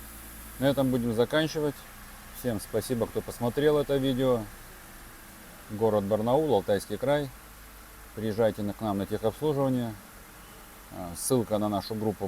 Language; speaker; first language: Russian; native; Russian